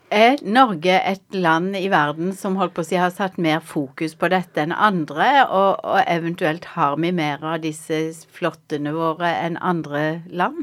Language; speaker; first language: Norwegian; native; Norwegian